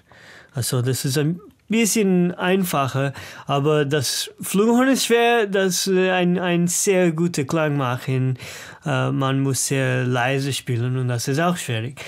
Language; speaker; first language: German; non-native, learner; English